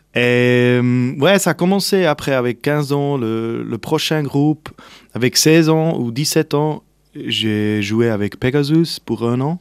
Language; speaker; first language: French; non-native, local second language; Swiss German